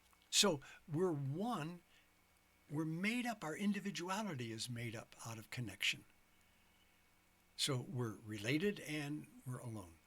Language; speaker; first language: English; native; English